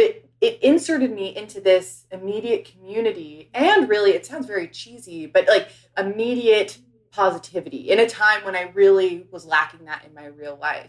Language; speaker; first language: English; native; English